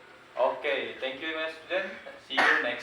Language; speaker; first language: English; non-native, learner; Indonesian